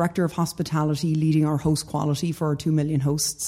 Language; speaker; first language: English; native; English